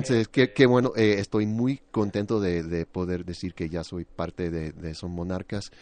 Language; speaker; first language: Spanish; early bilingual, other home language; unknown